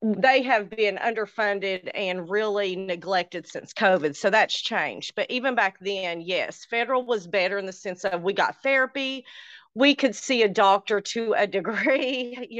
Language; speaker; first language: English; native; English